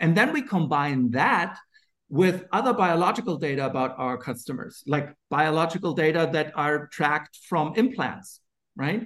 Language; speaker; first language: English; non-native, fluent; German